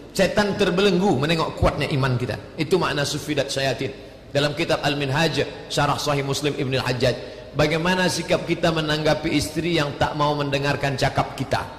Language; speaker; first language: Malay; native; Malay